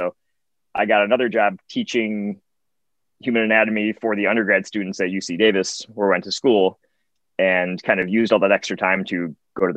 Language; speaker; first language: English; native; English